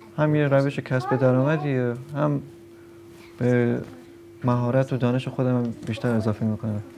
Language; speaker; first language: Persian; non-native, local second language; Kurdish